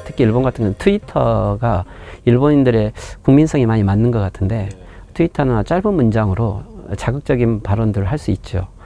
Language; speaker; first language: Korean; native; Korean